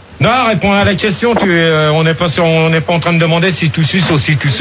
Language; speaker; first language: French; native; French